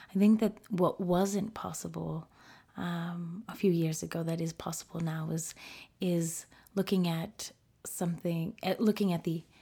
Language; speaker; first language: English; early bilingual, other home language; Spanish